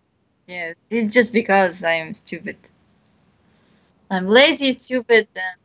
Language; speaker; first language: English; non-native, learner; Bashkir